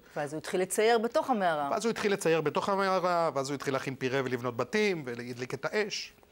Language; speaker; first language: Hebrew; non-native, fluent; Spanish